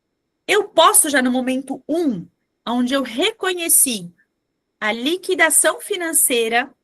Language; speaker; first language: Portuguese; native; Portuguese